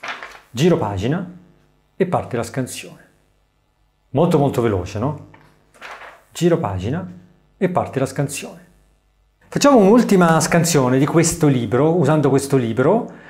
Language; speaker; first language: Italian; native; Italian